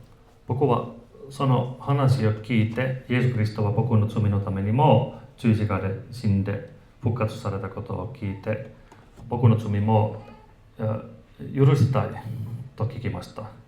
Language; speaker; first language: Japanese; non-native, fluent; Finnish